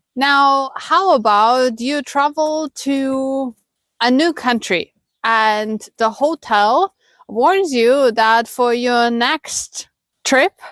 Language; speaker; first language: English; non-native, fluent; German